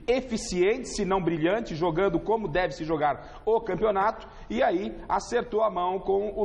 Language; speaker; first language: Portuguese; native; Portuguese